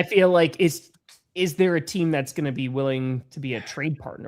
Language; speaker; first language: English; native; English